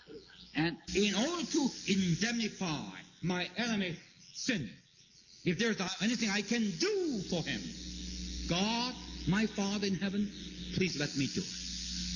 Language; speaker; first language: English; non-native, fluent; Korean